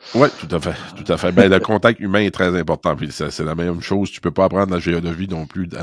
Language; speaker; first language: French; native; French